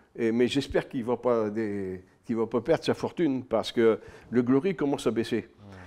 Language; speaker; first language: French; native; French